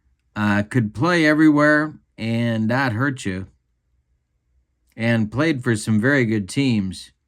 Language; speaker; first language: English; native; English